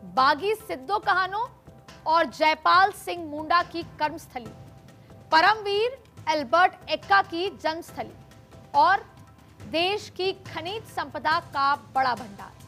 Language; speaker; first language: Hindi; native; Hindi